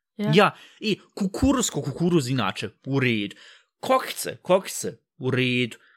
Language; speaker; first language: Bosnian; early bilingual, heritage; Bosnian